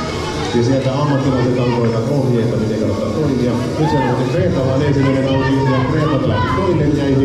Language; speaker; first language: Finnish; native; Finnish